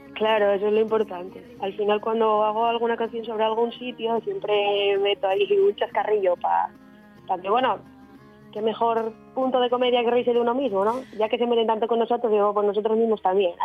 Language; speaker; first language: Spanish; native; Spanish